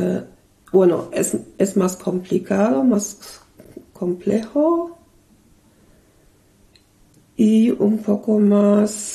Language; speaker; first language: Spanish; early bilingual, other home language; German